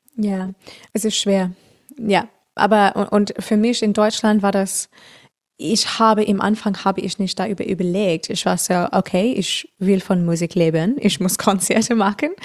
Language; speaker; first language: German; non-native, fluent; English